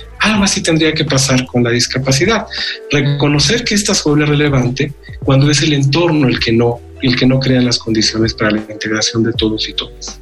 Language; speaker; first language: Spanish; native; Spanish